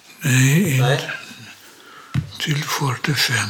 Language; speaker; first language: Swedish; non-native, learner; Polish